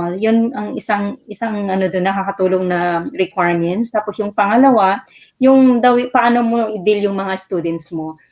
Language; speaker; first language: Filipino; non-native, local second language; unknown